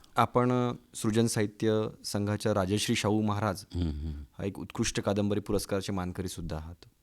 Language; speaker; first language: Marathi; native; Marathi